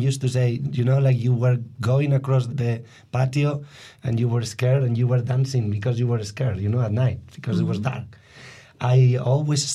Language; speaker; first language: English; non-native, fluent; Spanish